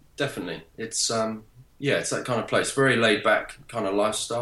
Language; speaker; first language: English; native; English